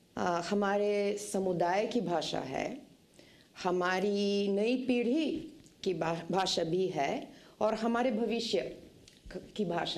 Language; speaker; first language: Hindi; non-native, fluent; Bulgarian